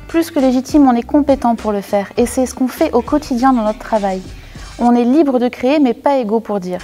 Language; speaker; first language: French; native; French